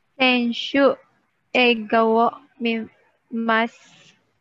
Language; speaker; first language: Japanese; non-native, learner; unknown